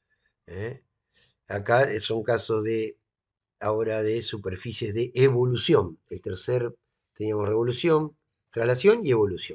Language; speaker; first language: Spanish; native; Spanish